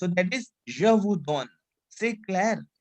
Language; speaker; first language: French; non-native, fluent; Hindi